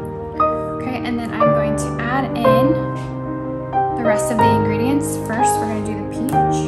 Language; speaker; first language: English; native; English